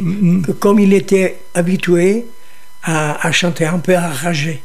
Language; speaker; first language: French; non-native, fluent; Italian